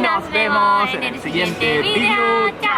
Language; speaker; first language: Spanish; native; Spanish